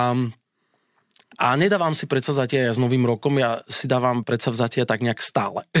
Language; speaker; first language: Slovak; native; Slovak